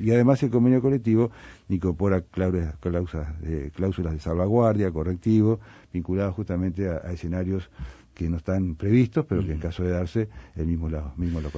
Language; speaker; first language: Spanish; native; Spanish